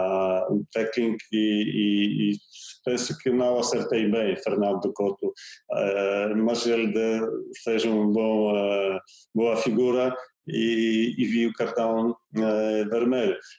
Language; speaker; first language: Portuguese; non-native, fluent; Polish